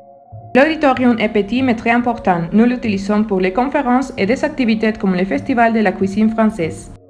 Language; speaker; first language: French; non-native, learner; Spanish